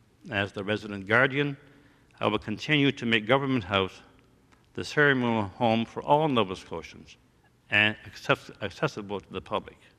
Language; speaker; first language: English; early bilingual, other home language; French